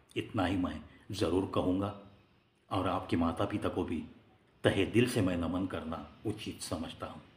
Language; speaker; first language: Hindi; non-native, local second language; Marathi